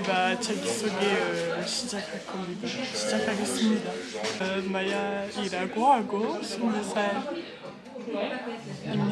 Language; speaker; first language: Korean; non-native, learner; French